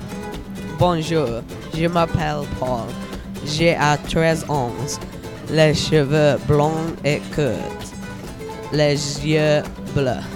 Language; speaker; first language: French; non-native, learner; English